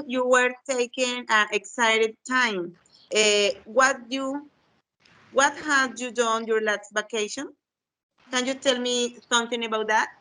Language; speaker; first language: English; non-native, learner; Spanish